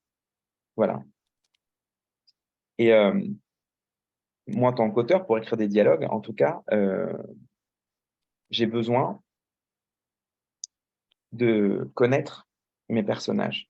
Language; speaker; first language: French; native; French